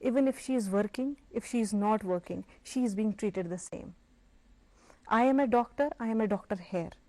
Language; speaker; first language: English; non-native, local second language; Urdu